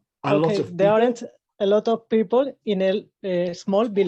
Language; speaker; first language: English; non-native, learner; Spanish